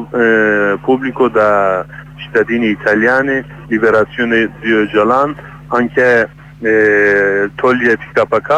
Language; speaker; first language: Italian; non-native, learner; Kurdish